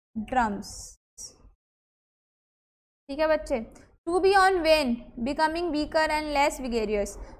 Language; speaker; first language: Hindi; native; Hindi